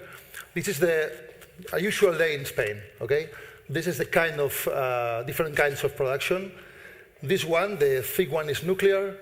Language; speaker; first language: English; non-native, fluent; Spanish